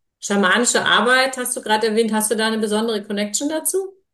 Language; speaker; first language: German; native; German